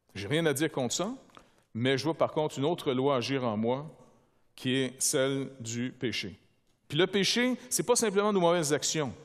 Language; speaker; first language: French; native; French